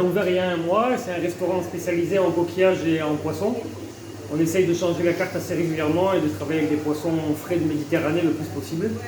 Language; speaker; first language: French; native; French